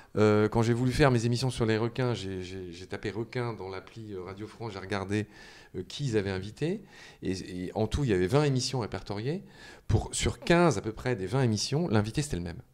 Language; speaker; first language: French; native; French